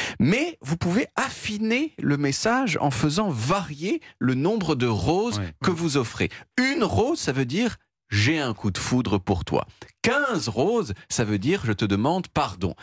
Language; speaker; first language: French; native; French